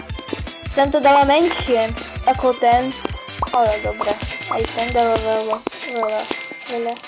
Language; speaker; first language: Slovak; non-native, learner; Ukrainian